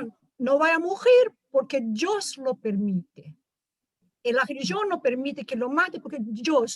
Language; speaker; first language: Spanish; non-native, learner; Portuguese